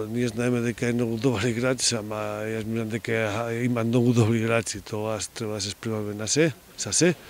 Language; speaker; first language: Macedonian; non-native, learner; Spanish